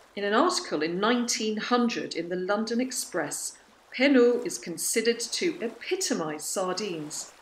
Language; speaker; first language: English; native; English